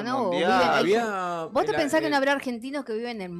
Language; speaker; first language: Spanish; native; Spanish